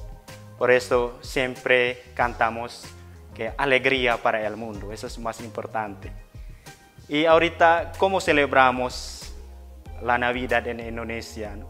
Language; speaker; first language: Spanish; non-native, fluent; Indonesian